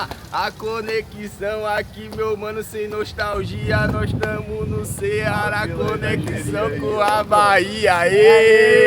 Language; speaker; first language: Portuguese; native; Portuguese